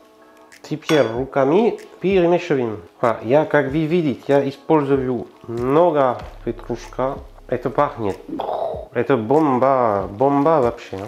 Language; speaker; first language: Russian; non-native, learner; French